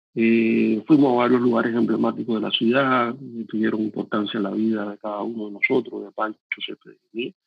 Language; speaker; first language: Spanish; native; Spanish